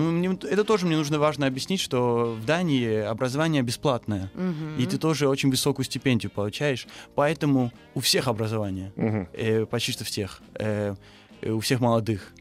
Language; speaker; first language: Russian; early bilingual, heritage; Russian